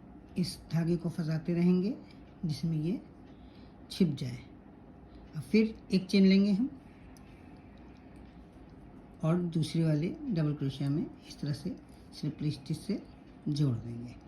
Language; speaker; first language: Hindi; native; Hindi